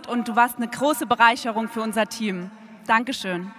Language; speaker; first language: German; native; German